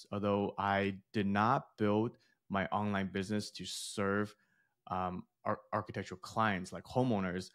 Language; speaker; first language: English; early bilingual, other home language; Chinese